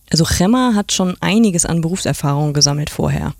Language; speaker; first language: German; native; German